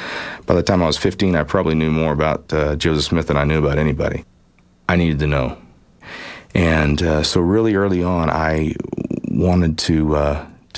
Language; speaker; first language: English; native; English